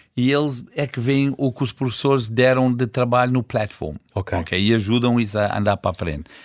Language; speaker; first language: Portuguese; early bilingual, heritage; Portuguese